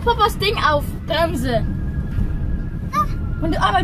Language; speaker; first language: German; early bilingual, other home language; Vietnamese